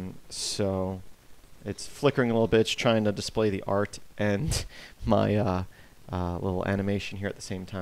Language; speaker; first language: English; native; English